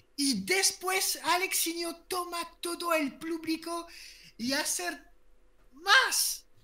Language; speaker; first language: Spanish; non-native, learner; French